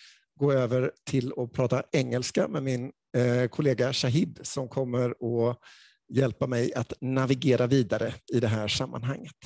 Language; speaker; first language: Swedish; native; Swedish